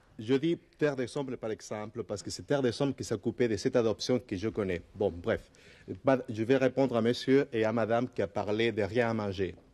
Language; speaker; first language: French; non-native, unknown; Spanish